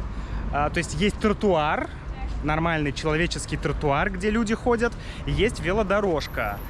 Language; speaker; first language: Russian; native; Russian